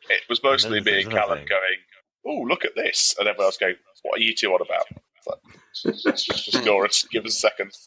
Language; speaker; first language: English; native; English